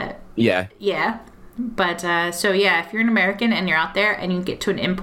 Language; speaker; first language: English; native; English